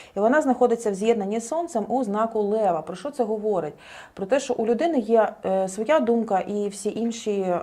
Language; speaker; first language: Ukrainian; native; Ukrainian